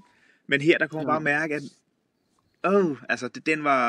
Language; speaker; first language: Danish; native; Danish